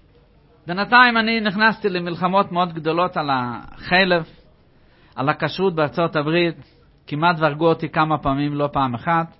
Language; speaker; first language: Hebrew; non-native, fluent; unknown